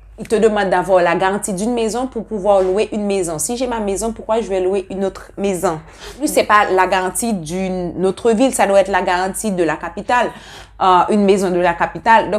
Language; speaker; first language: French; non-native, local second language; Haitian Creole